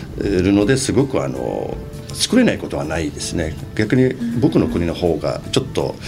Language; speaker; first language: Japanese; non-native, fluent; Turkish